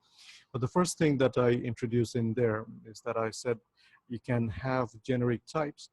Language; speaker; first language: English; non-native, local second language; Bangla